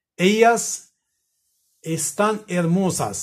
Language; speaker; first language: Spanish; non-native, fluent; Arabic